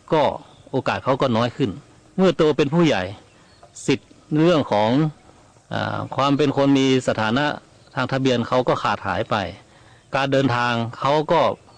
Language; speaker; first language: Thai; native; Thai